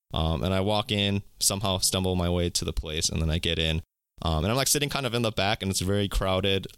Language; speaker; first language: English; native; English